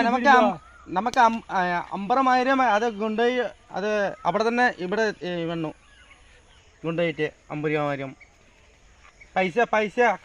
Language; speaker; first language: Malayalam; non-native, learner; Bangla